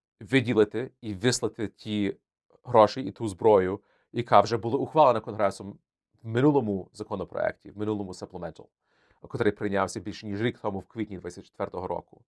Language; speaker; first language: Ukrainian; early bilingual, heritage; Ukrainian